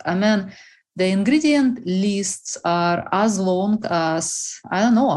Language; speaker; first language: English; non-native, fluent; Russian